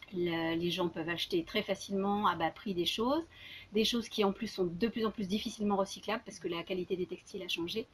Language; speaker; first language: French; native; French